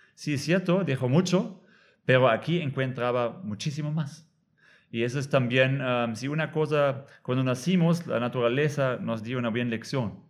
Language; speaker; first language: Spanish; non-native, fluent; German